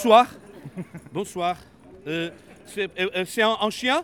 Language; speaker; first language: French; non-native, learner; Portuguese